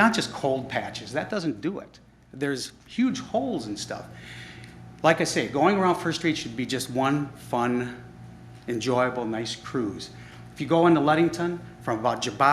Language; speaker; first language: English; native; English